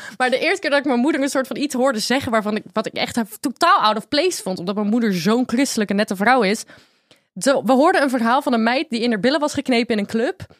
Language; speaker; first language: Dutch; native; Dutch